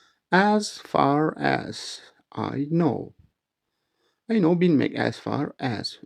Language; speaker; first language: English; non-native, learner; Turkish